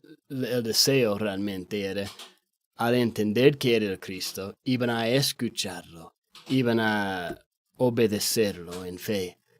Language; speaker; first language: Spanish; non-native, fluent; English